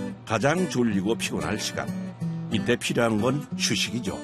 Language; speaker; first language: Korean; native; Korean